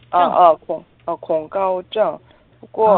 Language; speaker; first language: Chinese; non-native, learner; Korean